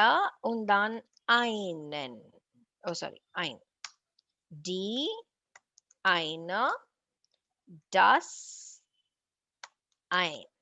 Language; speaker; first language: German; non-native, fluent; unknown